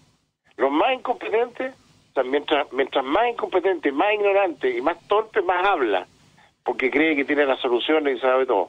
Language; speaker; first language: Spanish; native; Spanish